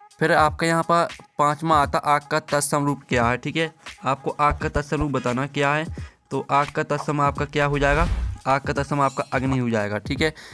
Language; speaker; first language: Hindi; native; Hindi